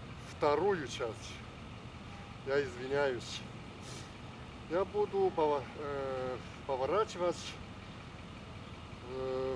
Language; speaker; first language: Russian; non-native, learner; Chinese